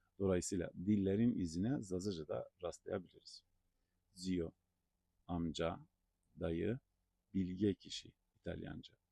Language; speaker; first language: Turkish; non-native, local second language; Zaza